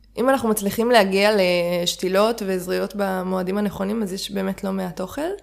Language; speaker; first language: Hebrew; native; Hebrew